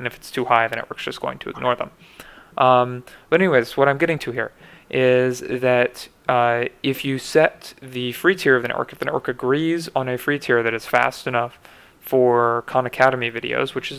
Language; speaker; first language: English; native; English